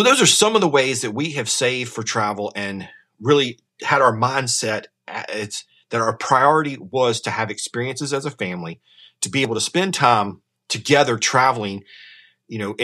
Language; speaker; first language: English; native; English